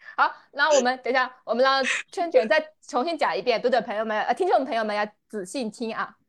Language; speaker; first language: Chinese; native; Chinese